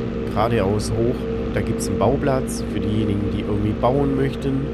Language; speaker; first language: German; native; German